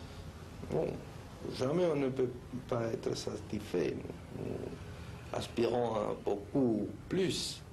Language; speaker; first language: French; non-native, fluent; Spanish